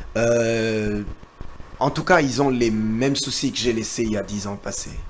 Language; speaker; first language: French; non-native, local second language; Lingala